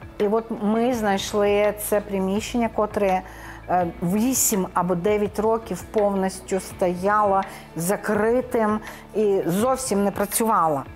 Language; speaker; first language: Ukrainian; non-native, local second language; Romany